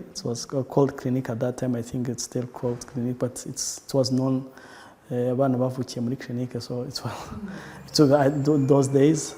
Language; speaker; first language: English; non-native, local second language; Kinyarwanda